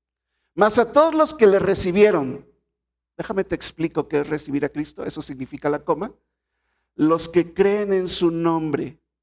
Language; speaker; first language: Spanish; native; Spanish